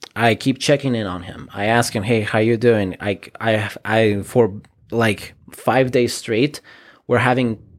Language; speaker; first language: English; early bilingual, other home language; Spanish